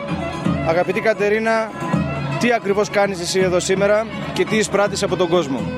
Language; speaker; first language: Greek; native; Greek